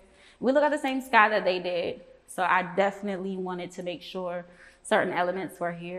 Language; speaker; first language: English; native; English